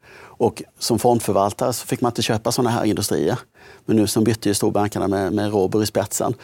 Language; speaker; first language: Swedish; native; Swedish